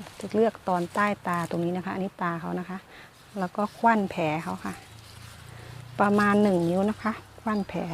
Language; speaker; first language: Thai; native; Thai